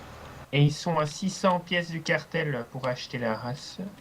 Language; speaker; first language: French; native; French